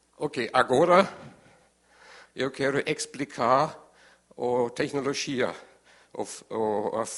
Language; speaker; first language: Portuguese; non-native, learner; German